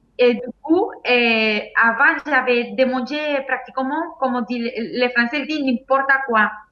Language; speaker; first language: French; non-native, fluent; Spanish